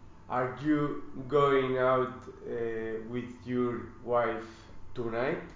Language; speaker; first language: English; non-native, learner; Spanish